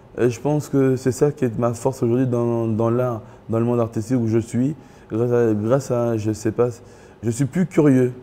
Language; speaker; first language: French; early bilingual, other home language; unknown